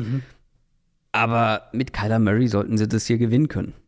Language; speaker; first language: German; native; German